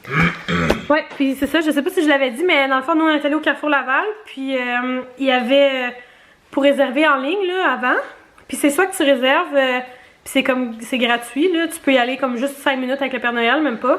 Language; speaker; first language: French; native; French